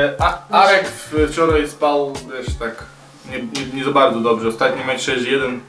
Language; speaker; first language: Polish; non-native, fluent; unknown